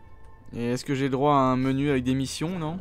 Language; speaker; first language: French; native; French